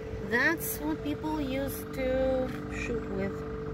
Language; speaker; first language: English; non-native, fluent; Russian